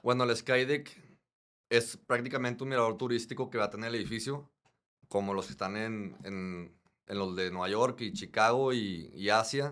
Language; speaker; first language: Spanish; native; Spanish